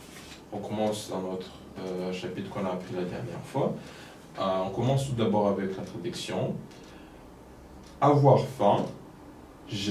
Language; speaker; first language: French; non-native, fluent; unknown